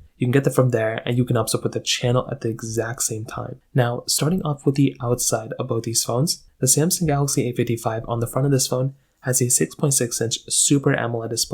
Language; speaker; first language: English; native; English